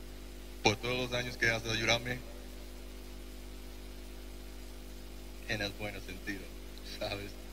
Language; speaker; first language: Spanish; non-native, learner; English